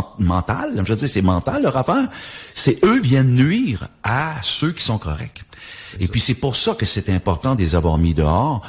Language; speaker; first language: French; native; French